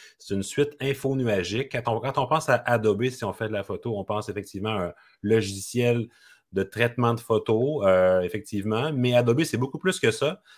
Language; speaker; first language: French; native; French